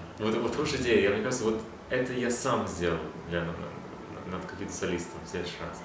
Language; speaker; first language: Russian; non-native, fluent; Lithuanian